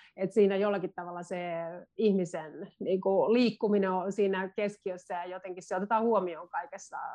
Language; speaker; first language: Finnish; native; Finnish